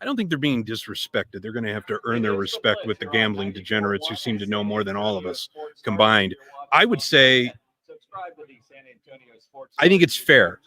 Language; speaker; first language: English; native; English